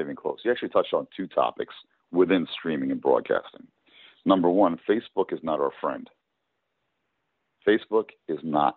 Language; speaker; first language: English; native; English